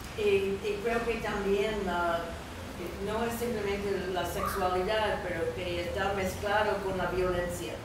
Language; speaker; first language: Spanish; non-native, fluent; English